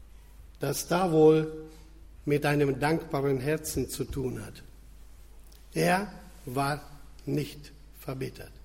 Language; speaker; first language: German; non-native, fluent; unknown